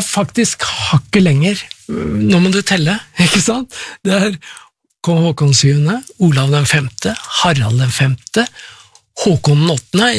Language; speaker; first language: Norwegian; native; Norwegian